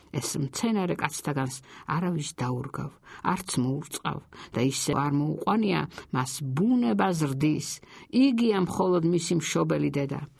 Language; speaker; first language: Georgian; native; Georgian